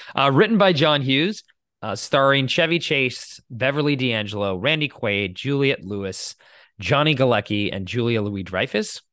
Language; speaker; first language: English; native; English